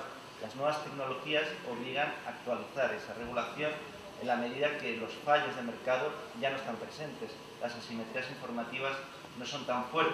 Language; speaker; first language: Spanish; native; Spanish